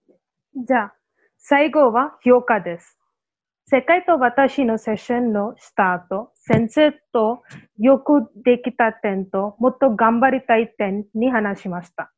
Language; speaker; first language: Japanese; non-native, learner; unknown